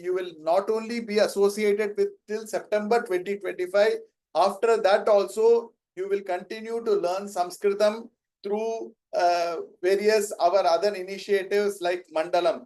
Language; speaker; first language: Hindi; non-native, local second language; Tamil